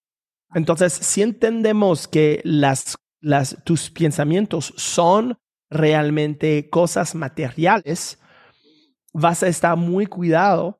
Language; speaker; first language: Spanish; non-native, fluent; French